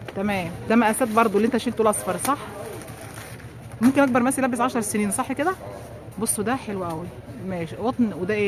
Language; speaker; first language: Arabic; native; Arabic